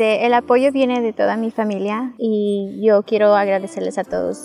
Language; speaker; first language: Spanish; early bilingual, other home language; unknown